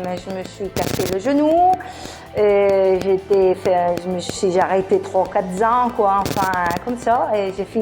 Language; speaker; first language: French; early bilingual, other home language; Italian